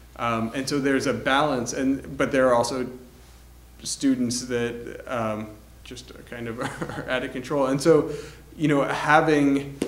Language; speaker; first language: English; native; English